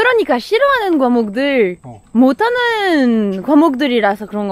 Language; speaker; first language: Korean; non-native, fluent; French